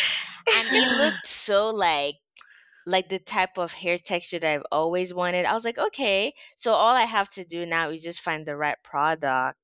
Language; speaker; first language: English; non-native, local second language; Yoruba